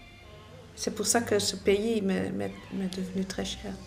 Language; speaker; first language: French; non-native, fluent; Dutch